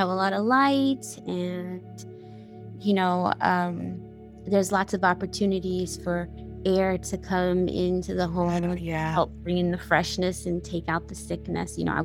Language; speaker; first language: English; native; English